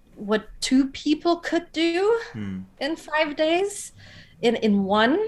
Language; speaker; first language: English; non-native, fluent; German